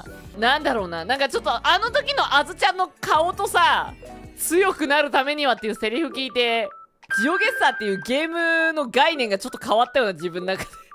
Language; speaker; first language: Japanese; native; Japanese